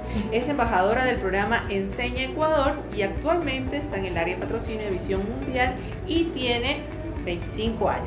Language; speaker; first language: Spanish; native; Spanish